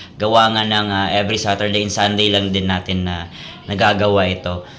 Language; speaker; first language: Filipino; non-native, local second language; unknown